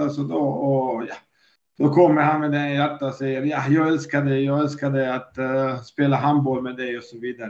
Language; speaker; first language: Swedish; non-native, fluent; Serbian